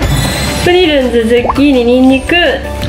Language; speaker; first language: Japanese; native; Japanese